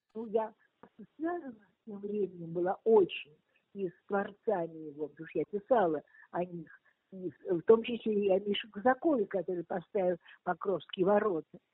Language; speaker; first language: Russian; native; Russian